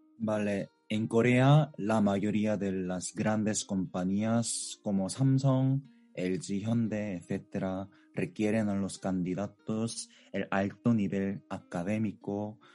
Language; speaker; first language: Spanish; non-native, fluent; Korean